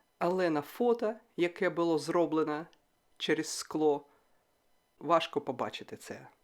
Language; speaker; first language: Ukrainian; non-native, local second language; Russian